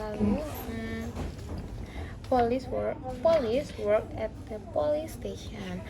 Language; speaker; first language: English; non-native, learner; Indonesian